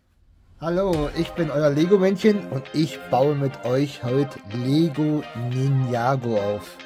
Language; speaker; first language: German; native; German